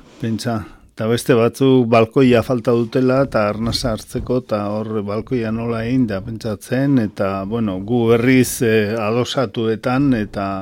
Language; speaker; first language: Basque; native; Basque